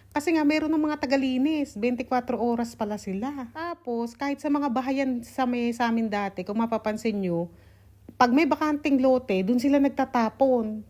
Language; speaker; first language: Filipino; native; Filipino